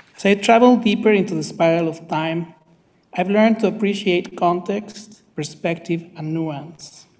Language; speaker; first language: English; non-native, fluent; Spanish